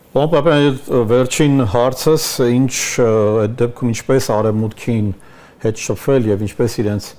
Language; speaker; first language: Armenian; native; Armenian